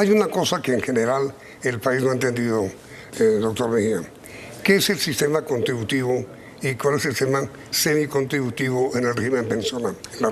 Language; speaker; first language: Spanish; native; Spanish